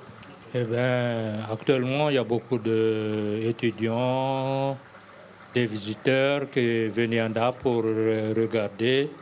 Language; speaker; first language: French; non-native, local second language; Malagasy